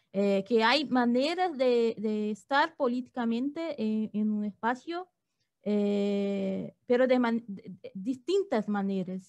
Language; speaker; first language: Spanish; non-native, fluent; Portuguese